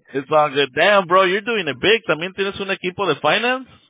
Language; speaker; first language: Spanish; early bilingual, heritage; Spanish